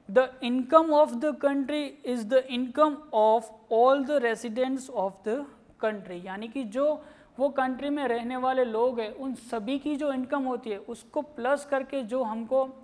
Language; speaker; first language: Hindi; non-native, local second language; Gujarati